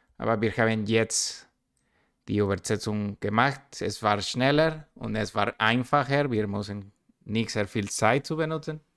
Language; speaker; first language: German; non-native, learner; Spanish